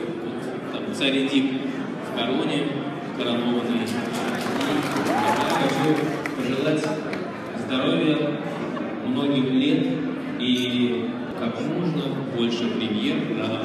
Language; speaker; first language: Russian; native; Russian